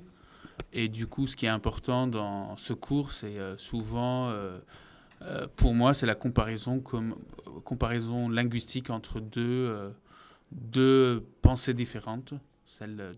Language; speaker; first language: French; non-native, fluent; Arabic